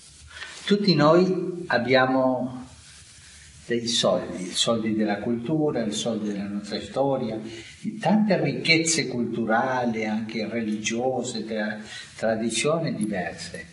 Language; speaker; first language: Italian; non-native, fluent; Spanish